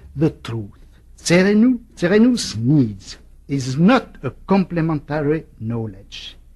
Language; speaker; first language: English; non-native, fluent; French